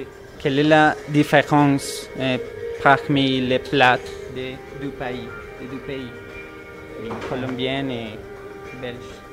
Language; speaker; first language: French; non-native, learner; Spanish